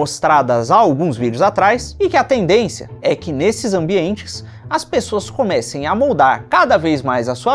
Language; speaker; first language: Portuguese; native; Portuguese